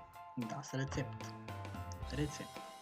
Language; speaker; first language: German; non-native, fluent; Macedonian